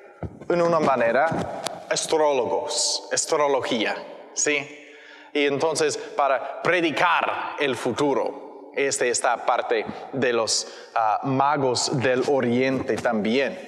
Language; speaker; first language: Spanish; non-native, learner; English